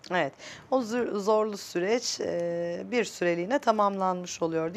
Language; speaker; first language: Turkish; native; Turkish